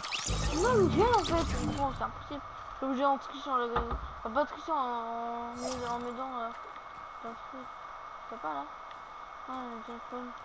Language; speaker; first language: French; native; French